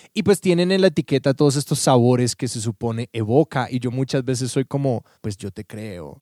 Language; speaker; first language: Spanish; native; Spanish